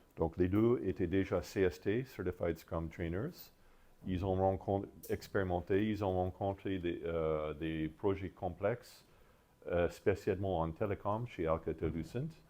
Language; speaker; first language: French; non-native, fluent; English